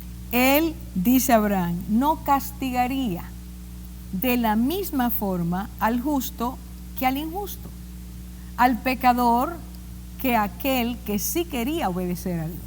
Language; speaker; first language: Spanish; native; Spanish